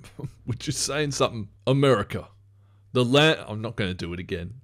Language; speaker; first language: English; native; English